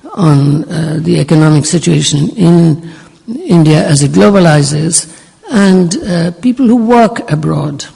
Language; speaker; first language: English; non-native, local second language; Bangla